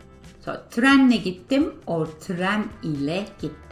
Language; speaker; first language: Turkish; non-native, fluent; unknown